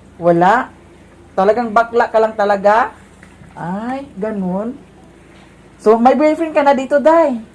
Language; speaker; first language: Filipino; non-native, local second language; Cebuano